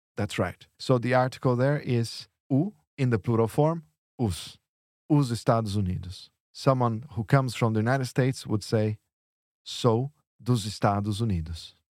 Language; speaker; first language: English; non-native, fluent; Portuguese